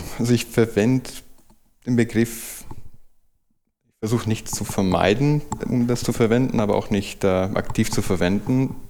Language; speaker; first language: German; non-native, fluent; Hungarian